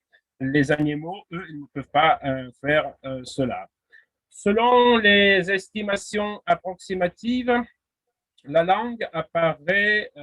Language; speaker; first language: French; non-native, fluent; Russian